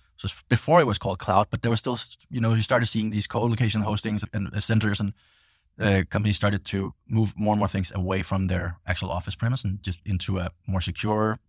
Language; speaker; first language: English; non-native, fluent; Danish